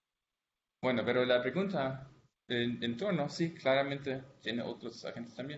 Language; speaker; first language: Spanish; non-native, fluent; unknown